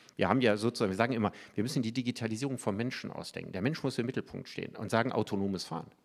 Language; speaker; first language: German; native; German